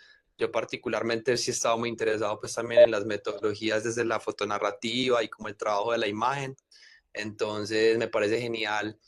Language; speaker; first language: Spanish; native; Spanish